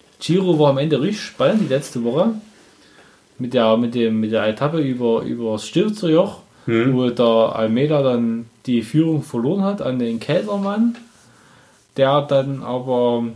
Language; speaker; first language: German; native; German